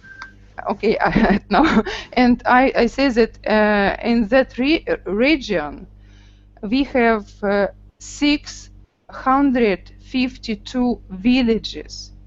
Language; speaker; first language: English; non-native, learner; Russian